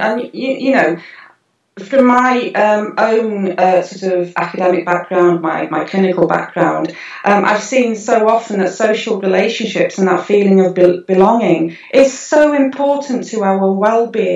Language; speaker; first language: English; non-native, local second language; Welsh